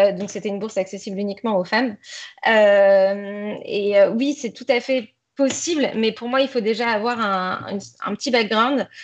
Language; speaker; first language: French; native; French